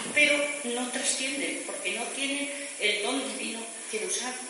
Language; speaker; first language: Spanish; native; Spanish